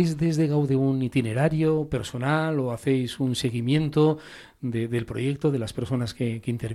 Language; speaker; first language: Spanish; native; Spanish